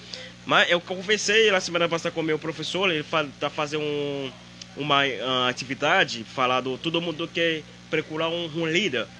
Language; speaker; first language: Portuguese; non-native, learner; Haitian Creole